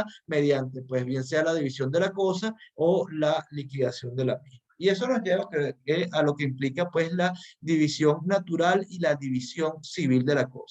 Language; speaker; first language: Spanish; native; Spanish